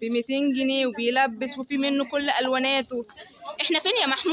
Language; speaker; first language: Arabic; native; Arabic